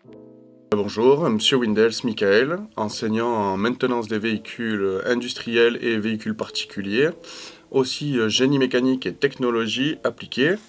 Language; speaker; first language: French; native; French